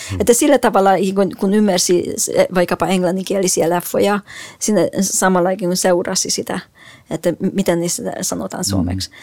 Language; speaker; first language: Finnish; non-native, fluent; Hungarian